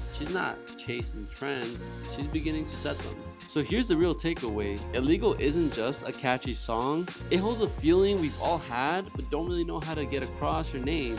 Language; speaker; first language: English; native; English